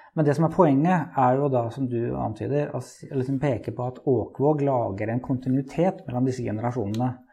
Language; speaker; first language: Norwegian; native; Norwegian